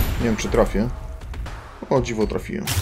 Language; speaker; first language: Polish; native; Polish